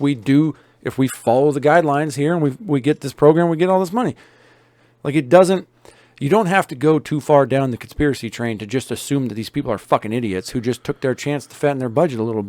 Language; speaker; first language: English; native; English